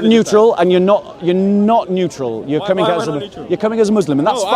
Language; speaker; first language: English; native; English